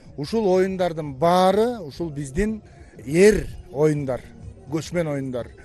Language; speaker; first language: Kyrgyz; native; Kyrgyz